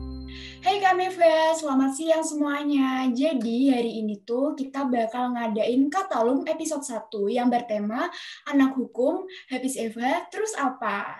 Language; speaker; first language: Indonesian; native; Indonesian